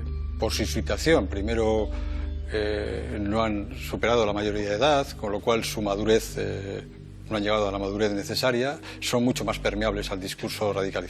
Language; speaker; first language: Spanish; native; Spanish